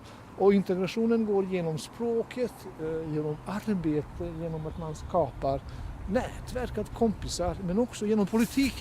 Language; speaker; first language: Swedish; non-native, fluent; Bosnian